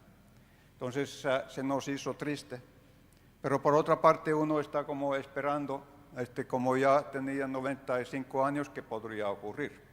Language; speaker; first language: Spanish; non-native, fluent; Finnish